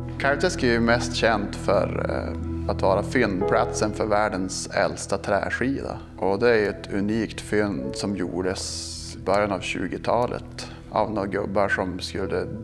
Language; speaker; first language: Swedish; native; Swedish